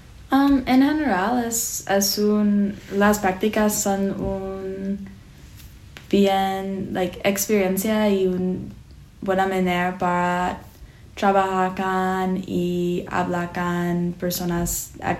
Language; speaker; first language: Spanish; non-native, learner; English